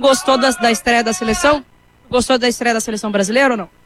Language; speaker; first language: Portuguese; native; Portuguese